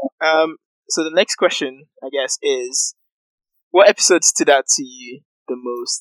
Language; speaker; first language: English; non-native, local second language; Yoruba